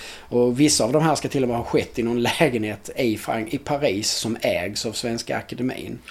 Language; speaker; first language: Swedish; native; Swedish